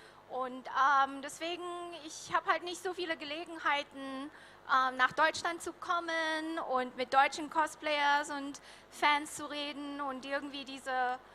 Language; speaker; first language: German; early bilingual, heritage; German